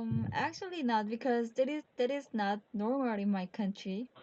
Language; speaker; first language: English; non-native, learner; Korean